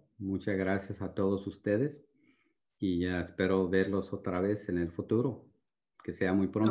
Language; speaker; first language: Spanish; early bilingual, heritage; Spanish